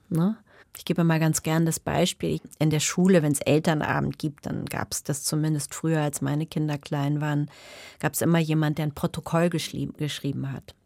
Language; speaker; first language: German; native; German